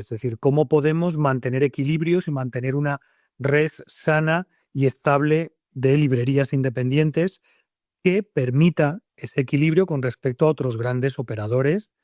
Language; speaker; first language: Spanish; native; Spanish